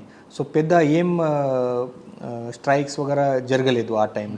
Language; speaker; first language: Telugu; non-native, learner; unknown